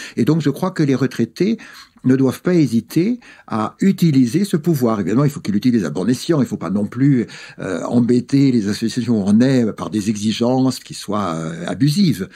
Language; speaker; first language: French; native; French